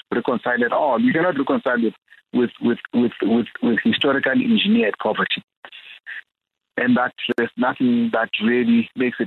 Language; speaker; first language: English; non-native, local second language; Xhosa